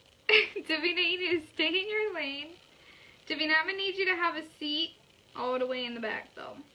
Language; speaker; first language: English; early bilingual, other home language; Spanish